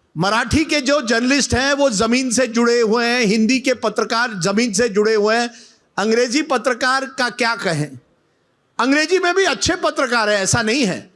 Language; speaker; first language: Hindi; non-native, local second language; Marathi